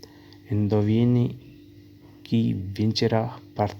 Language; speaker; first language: Italian; non-native, learner; Urdu